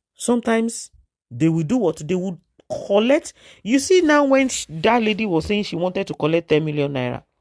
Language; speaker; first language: English; non-native, local second language; Yoruba